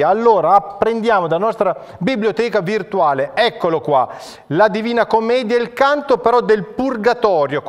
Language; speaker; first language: Italian; native; Italian